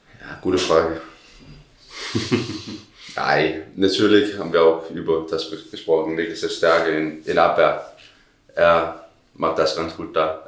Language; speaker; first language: German; non-native, learner; Danish